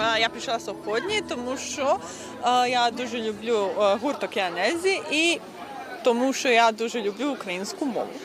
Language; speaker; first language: Ukrainian; non-native, fluent; Serbian